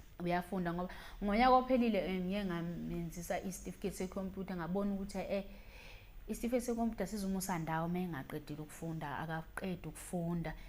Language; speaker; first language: Zulu; native; Zulu